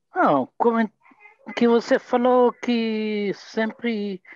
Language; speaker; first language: Portuguese; non-native, fluent; Hebrew